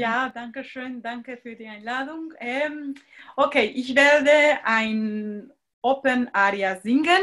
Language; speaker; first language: German; non-native, fluent; Spanish